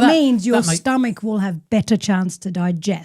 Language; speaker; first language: English; native; English